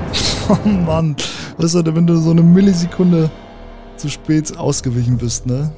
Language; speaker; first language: German; native; German